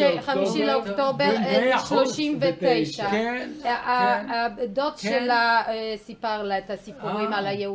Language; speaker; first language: Hebrew; non-native, fluent; Polish